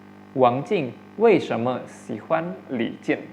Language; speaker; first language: Chinese; non-native, fluent; Indonesian